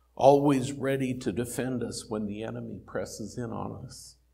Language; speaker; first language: English; native; English